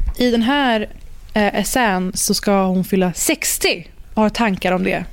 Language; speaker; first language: Swedish; early bilingual, other home language; Persian